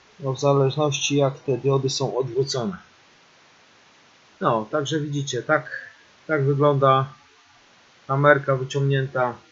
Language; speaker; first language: Polish; native; Polish